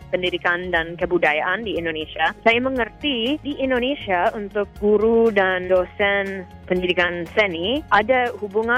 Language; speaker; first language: Indonesian; non-native, fluent; English